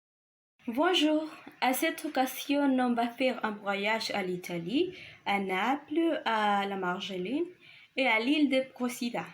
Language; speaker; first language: French; non-native, learner; Spanish